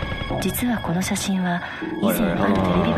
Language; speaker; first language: Japanese; native; Japanese